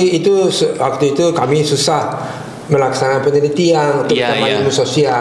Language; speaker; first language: Indonesian; non-native, fluent; Japanese